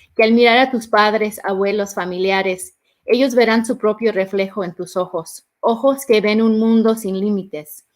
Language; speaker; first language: Spanish; early bilingual, heritage; Spanish